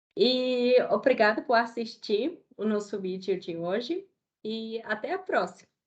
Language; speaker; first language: Portuguese; non-native, fluent; Finnish